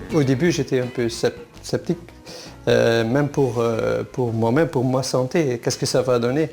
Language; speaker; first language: French; non-native, local second language; Dutch